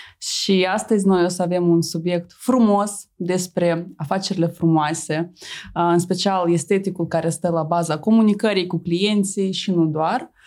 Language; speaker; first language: Romanian; non-native, local second language; Russian